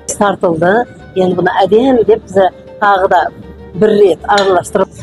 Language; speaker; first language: Kazakh; non-native, local second language; Uzbek